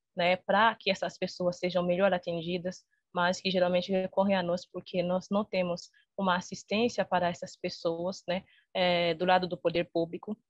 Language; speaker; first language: Portuguese; non-native, fluent; Haitian Creole